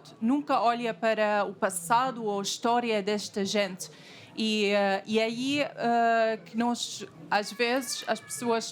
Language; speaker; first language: Portuguese; non-native, fluent; Arabic